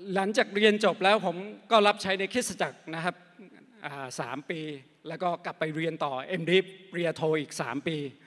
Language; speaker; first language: Thai; non-native, local second language; Akha